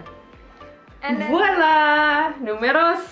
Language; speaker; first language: French; non-native, learner; Indonesian